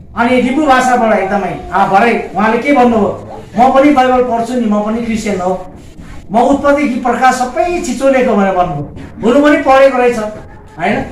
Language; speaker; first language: Nepali; non-native, local second language; Limbu